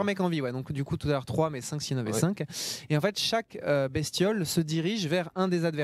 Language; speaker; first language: French; native; French